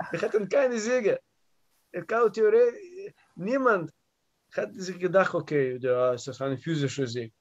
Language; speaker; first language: German; non-native, learner; Russian